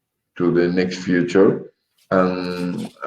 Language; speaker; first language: English; non-native, learner; Spanish